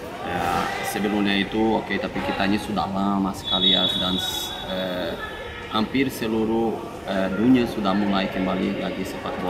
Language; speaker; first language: Indonesian; non-native, fluent; Portuguese